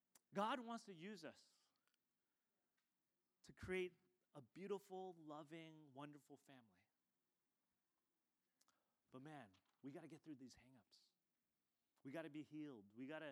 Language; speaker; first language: English; native; English